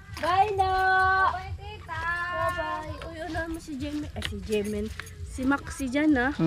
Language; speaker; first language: Filipino; non-native, local second language; Bikol